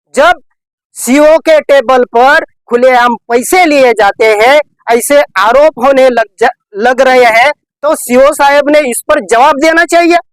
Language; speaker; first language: Hindi; non-native, local second language; Marathi